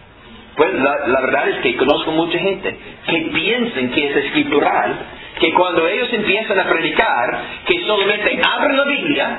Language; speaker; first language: Spanish; non-native, fluent; English